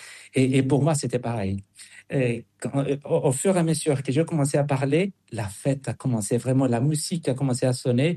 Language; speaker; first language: French; non-native, fluent; Spanish